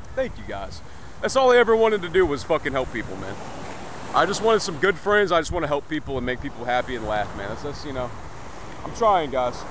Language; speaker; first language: English; native; English